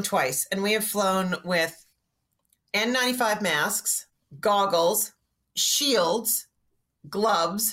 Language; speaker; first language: English; native; English